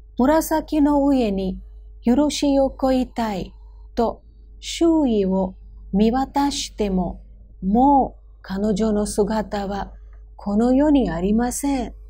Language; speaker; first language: Japanese; non-native, fluent; Hindi